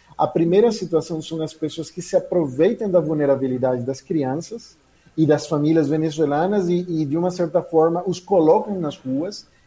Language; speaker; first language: Portuguese; non-native, fluent; Spanish